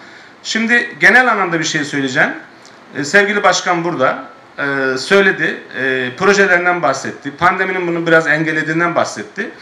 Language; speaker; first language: Turkish; native; Turkish